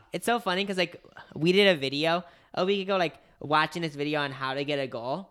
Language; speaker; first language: English; native; English